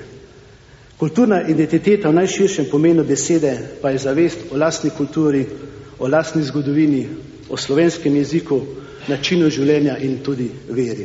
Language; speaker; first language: Slovenian; native; Slovenian